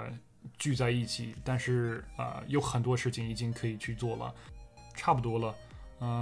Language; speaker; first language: Chinese; non-native, fluent; English